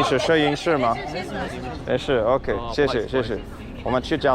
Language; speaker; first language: Chinese; non-native, fluent; English